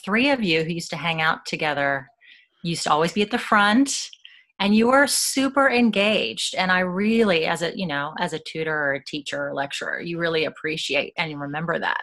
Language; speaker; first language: English; native; English